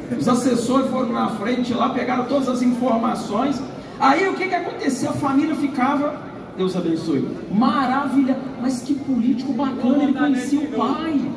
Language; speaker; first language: Portuguese; native; Portuguese